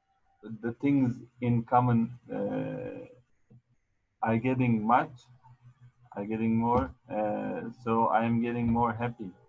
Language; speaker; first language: English; non-native, fluent; Arabic